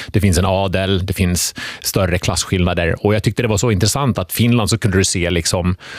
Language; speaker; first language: Swedish; early bilingual, other home language; Finnish